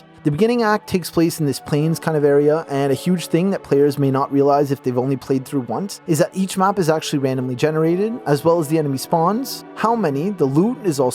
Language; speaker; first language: English; native; English